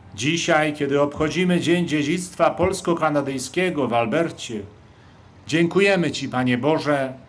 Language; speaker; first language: Polish; native; Polish